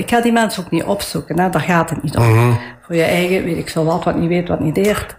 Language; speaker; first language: Dutch; early bilingual, other home language; Italian